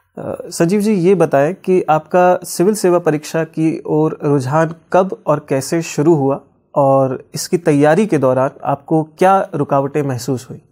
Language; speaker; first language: Hindi; native; Hindi